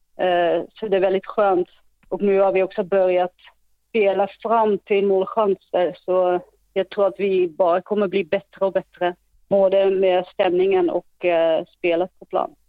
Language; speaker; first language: Swedish; non-native, fluent; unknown